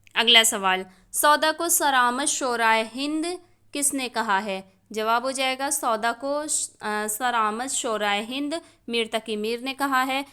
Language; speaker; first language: Urdu; native; Urdu